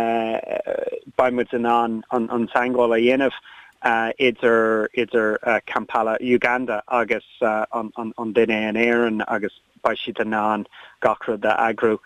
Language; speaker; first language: Irish; non-native, local second language; English